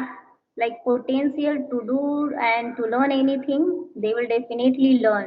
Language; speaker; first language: English; non-native, learner; Hindi